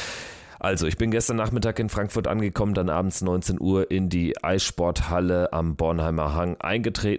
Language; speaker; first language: German; native; German